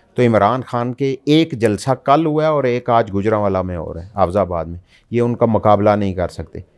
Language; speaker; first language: Urdu; native; Urdu